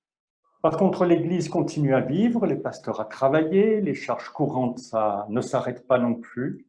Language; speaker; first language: French; native; French